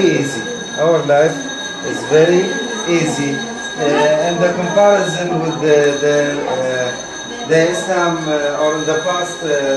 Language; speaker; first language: English; non-native, fluent; Arabic